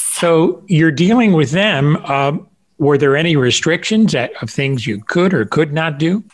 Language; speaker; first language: English; early bilingual, other home language; Spanish